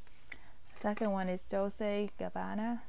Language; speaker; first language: English; non-native, fluent; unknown